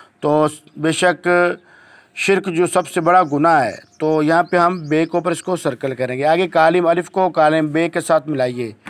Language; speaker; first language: Urdu; native; Urdu